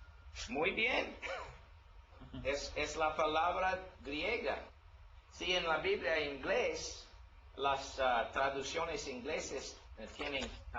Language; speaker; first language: Spanish; non-native, learner; English